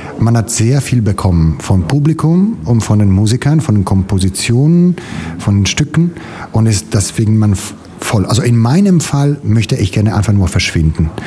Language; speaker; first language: German; non-native, fluent; Italian